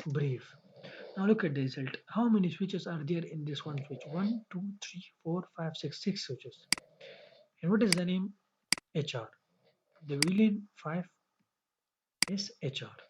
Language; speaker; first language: English; non-native, local second language; Urdu